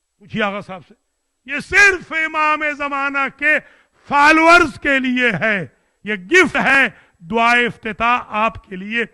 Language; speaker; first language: Urdu; non-native, local second language; Punjabi